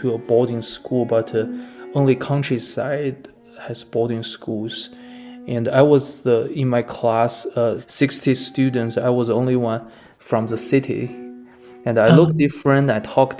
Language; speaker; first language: English; non-native, fluent; Chinese